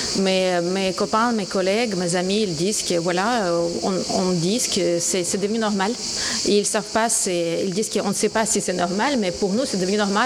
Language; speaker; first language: French; non-native, fluent; Ukrainian